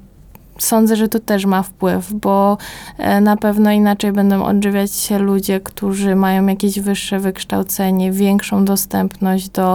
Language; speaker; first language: Polish; native; Polish